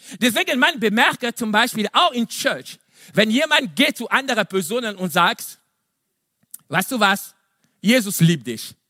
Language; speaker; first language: German; non-native, fluent; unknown